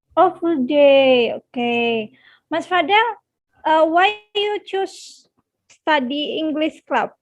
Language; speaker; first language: English; non-native, learner; Indonesian